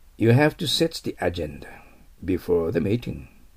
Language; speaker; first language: English; non-native, fluent; Japanese